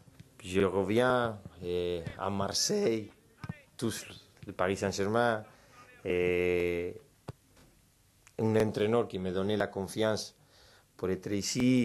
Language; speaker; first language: French; non-native, fluent; Spanish